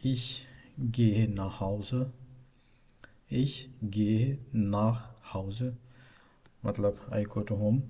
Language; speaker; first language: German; non-native, fluent; Urdu